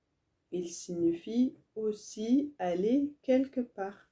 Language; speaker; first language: French; non-native, learner; Tigrinya